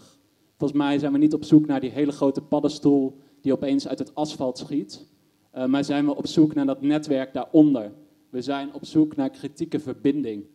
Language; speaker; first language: Dutch; native; Dutch